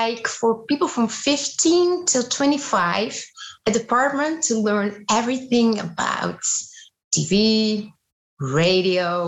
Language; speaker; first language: English; non-native, fluent; Dutch